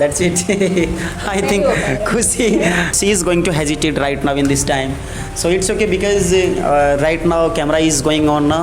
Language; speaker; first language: English; non-native, local second language; Hindi